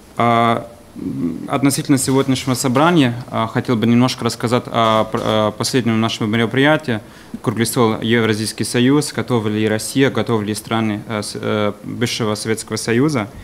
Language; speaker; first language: Russian; non-native, fluent; German